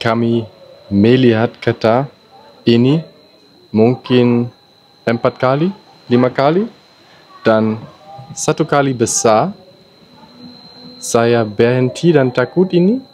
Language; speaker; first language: Indonesian; non-native, learner; German